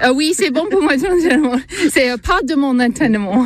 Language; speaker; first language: French; non-native, learner; English